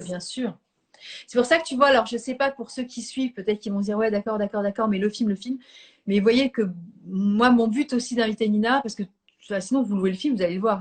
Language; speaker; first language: French; native; French